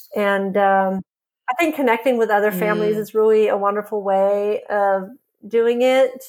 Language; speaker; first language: English; non-native, fluent; Swedish